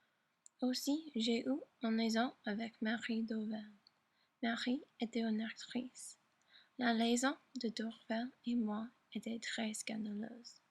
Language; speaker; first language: French; non-native, learner; English